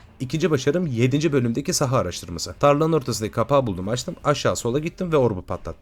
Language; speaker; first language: Turkish; native; Turkish